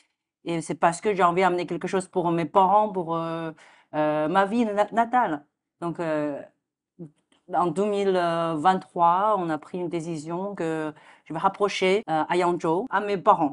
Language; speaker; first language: French; non-native, fluent; Chinese